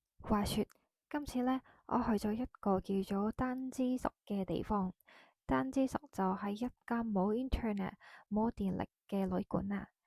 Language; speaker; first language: Cantonese; non-native, fluent; Japanese